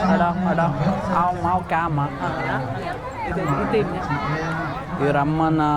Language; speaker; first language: Vietnamese; non-native, learner; Kannada